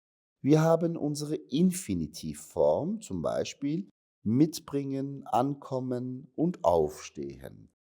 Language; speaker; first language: German; non-native, fluent; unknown